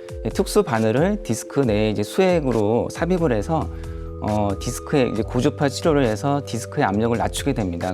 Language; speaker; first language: Korean; native; Korean